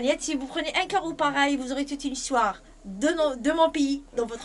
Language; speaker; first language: French; native; French